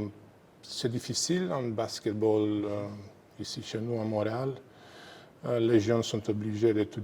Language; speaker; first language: French; non-native, fluent; Romanian